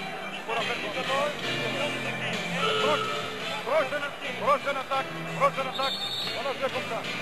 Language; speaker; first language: French; non-native, learner; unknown